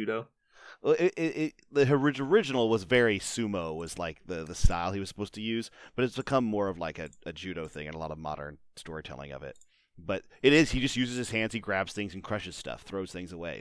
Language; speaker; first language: English; native; English